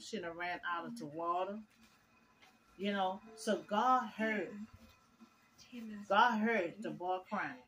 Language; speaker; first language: English; native; English